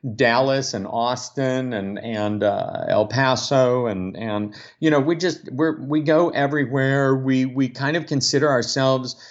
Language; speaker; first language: English; native; English